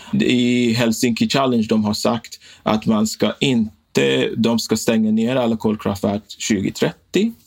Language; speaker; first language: Swedish; non-native, fluent; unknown